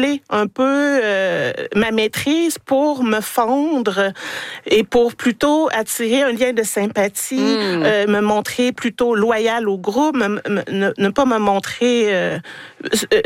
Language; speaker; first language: French; native; French